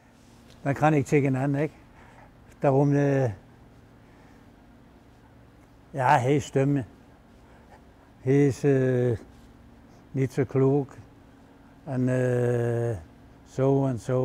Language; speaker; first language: Dutch; non-native, fluent; Danish